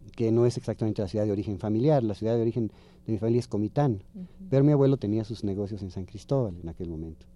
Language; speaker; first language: Spanish; native; Spanish